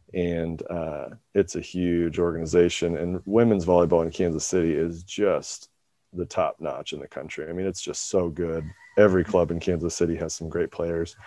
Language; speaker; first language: English; native; English